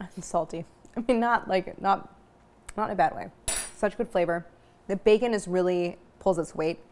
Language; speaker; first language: English; native; English